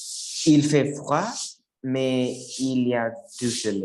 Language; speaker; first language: French; non-native, learner; Spanish